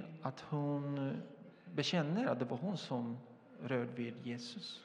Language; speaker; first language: Swedish; non-native, fluent; Portuguese